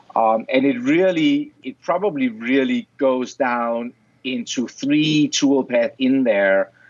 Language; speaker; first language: English; non-native, fluent; Danish